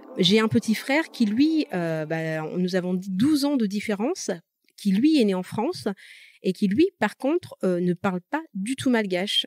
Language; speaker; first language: French; early bilingual, other home language; Malagasy